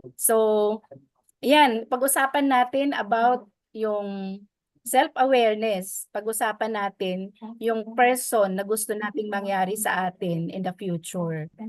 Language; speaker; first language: Filipino; non-native, local second language; Waray